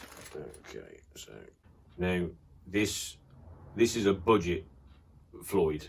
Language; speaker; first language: English; native; English